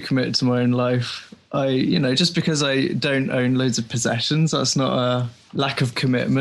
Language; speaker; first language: English; native; English